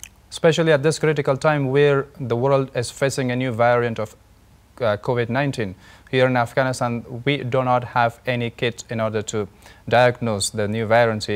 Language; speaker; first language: English; non-native, fluent; Persian